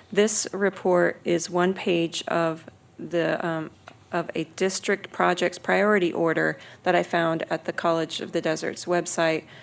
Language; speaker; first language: English; native; English